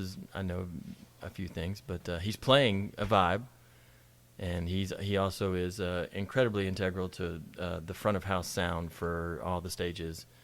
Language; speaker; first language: English; native; English